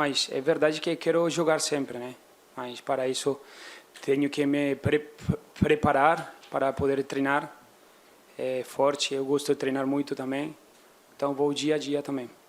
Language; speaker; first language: Portuguese; non-native, fluent; Spanish